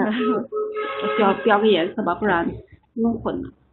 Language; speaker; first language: Chinese; native; Chinese